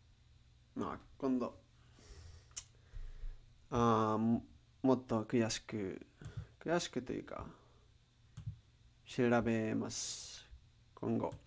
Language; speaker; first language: Japanese; non-native, learner; Spanish